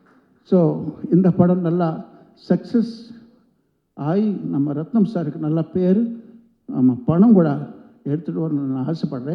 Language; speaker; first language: Tamil; non-native, local second language; Telugu